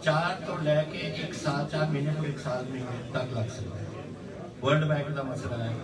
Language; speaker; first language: Hindi; non-native, local second language; Punjabi